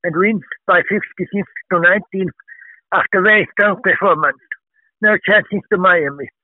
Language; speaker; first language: English; non-native, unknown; Finnish